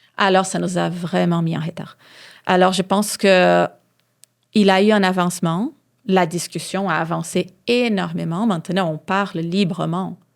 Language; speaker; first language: French; non-native, fluent; Portuguese